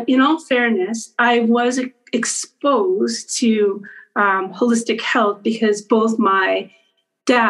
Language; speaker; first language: English; native; English